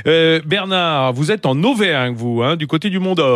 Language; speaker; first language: French; native; French